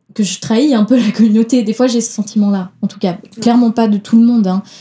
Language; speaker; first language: French; non-native, fluent; Danish